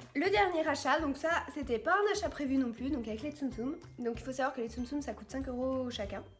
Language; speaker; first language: French; native; French